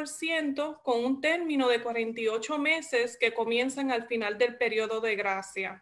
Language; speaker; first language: Spanish; early bilingual, heritage; Spanish